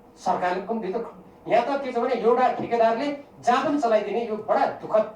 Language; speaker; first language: Nepali; native; Nepali